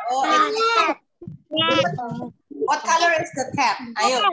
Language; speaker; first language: English; non-native, fluent; Indonesian